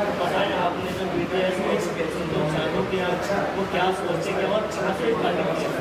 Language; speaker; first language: Hindi; native; Hindi